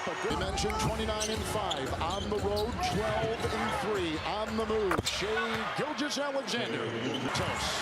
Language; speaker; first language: English; native; English